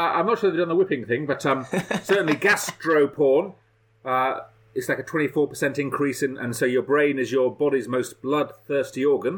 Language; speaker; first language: English; native; English